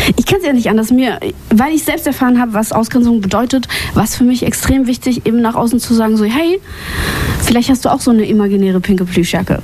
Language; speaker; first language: German; early bilingual, other home language; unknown